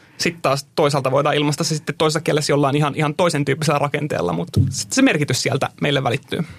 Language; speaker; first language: Finnish; native; Finnish